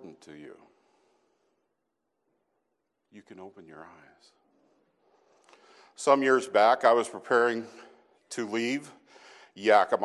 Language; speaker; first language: English; native; English